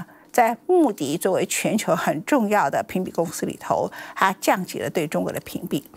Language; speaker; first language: Chinese; native; Chinese